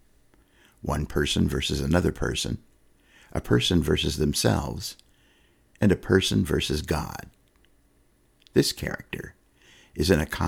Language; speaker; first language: English; native; English